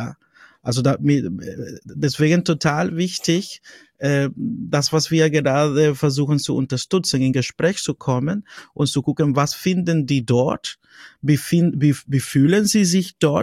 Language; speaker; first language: German; non-native, fluent; Spanish